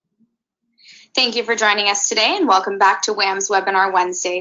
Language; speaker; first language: English; native; English